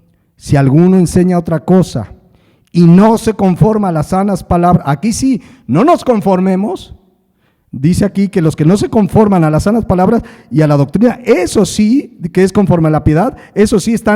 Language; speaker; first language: Spanish; native; Spanish